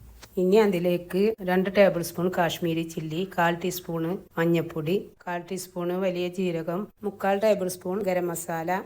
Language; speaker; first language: Malayalam; native; Malayalam